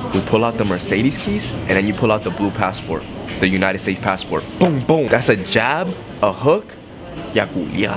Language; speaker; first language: English; early bilingual, other home language; Spanish